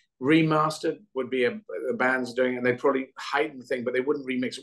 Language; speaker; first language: English; native; English